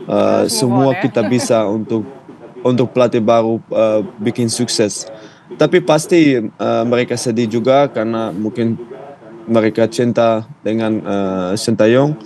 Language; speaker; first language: Indonesian; non-native, fluent; Dutch